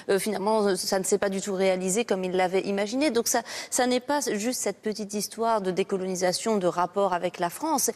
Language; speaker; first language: French; native; French